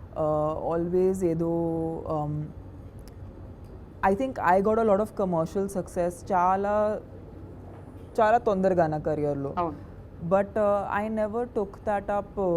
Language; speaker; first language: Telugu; non-native, local second language; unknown